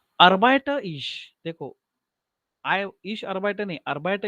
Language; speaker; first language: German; non-native, learner; Marathi